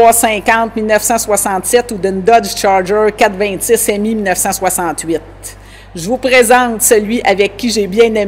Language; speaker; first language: French; native; French